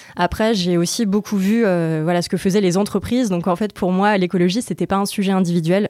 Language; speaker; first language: French; native; French